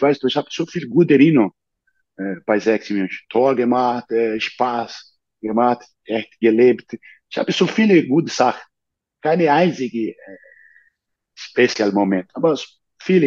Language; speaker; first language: German; non-native, fluent; Portuguese